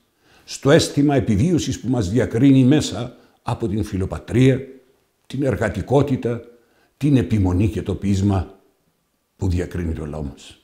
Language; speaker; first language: Greek; native; Greek